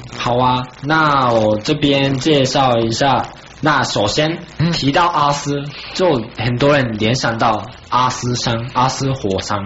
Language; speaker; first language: Chinese; non-native, fluent; Japanese